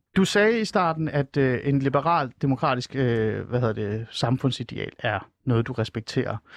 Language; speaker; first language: Danish; early bilingual, other home language; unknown